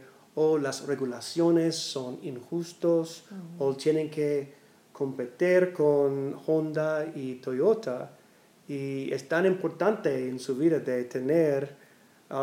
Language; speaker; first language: Spanish; non-native, learner; English